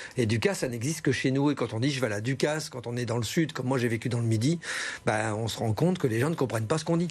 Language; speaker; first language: French; native; French